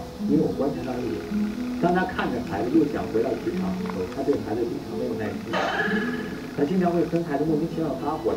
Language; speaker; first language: Chinese; native; Chinese